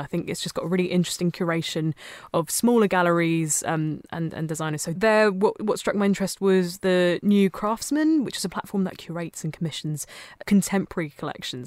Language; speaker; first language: English; native; English